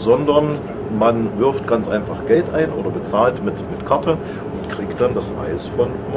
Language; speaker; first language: German; native; German